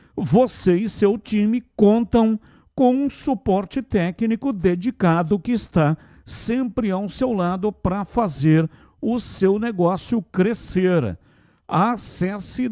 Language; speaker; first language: Portuguese; native; Portuguese